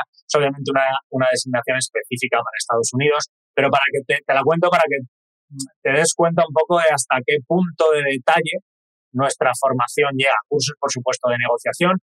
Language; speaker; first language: Spanish; native; Spanish